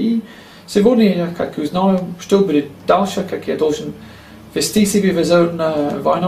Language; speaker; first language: Russian; non-native, learner; English